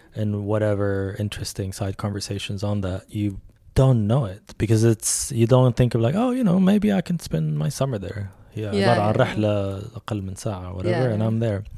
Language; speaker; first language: English; early bilingual, other home language; Arabic